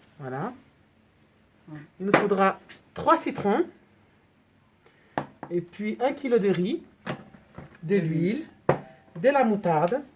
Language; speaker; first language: French; native; French